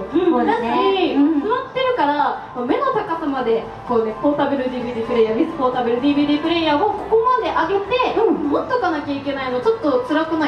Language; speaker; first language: Japanese; native; Japanese